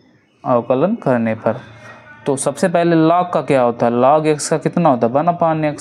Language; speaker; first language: Hindi; native; Hindi